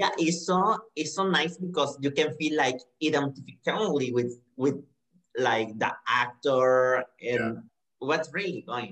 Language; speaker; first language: English; non-native, learner; Spanish